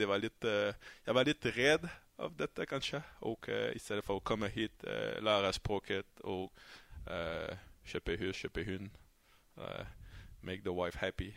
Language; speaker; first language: Norwegian; non-native, fluent; French